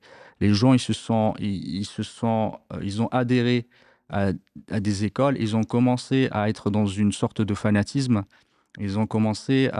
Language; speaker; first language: French; native; French